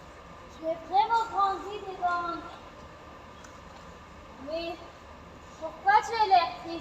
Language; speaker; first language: French; non-native, learner; Arabic